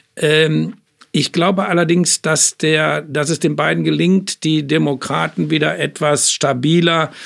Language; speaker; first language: German; native; German